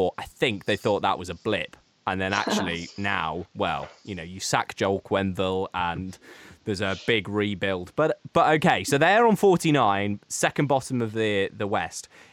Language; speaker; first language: English; native; English